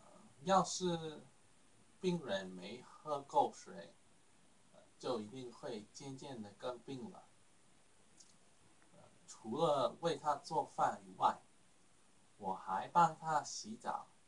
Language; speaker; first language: Chinese; non-native, learner; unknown